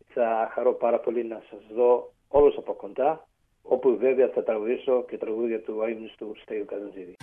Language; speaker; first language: Greek; early bilingual, heritage; Greek